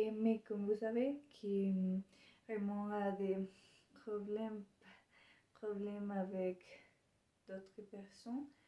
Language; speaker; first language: French; non-native, learner; Spanish